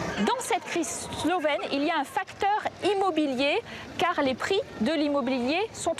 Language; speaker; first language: French; native; French